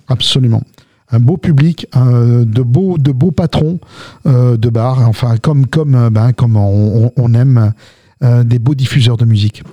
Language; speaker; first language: French; early bilingual, other home language; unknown